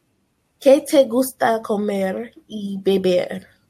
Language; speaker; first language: Spanish; non-native, learner; English